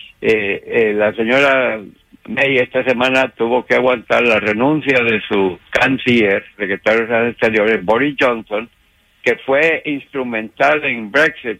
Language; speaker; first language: Spanish; native; Spanish